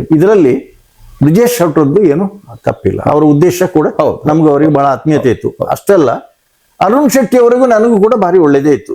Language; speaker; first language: Kannada; non-native, local second language; Tulu